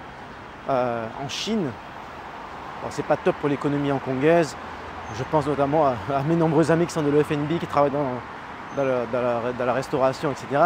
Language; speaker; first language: French; native; French